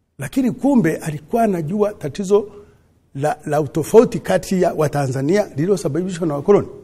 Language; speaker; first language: Swahili; non-native, fluent; Kinyarwanda